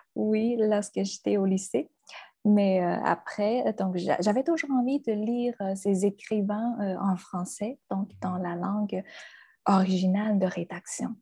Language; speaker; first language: French; non-native, fluent; Chinese